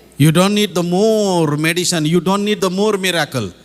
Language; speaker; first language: English; non-native, local second language; Nepali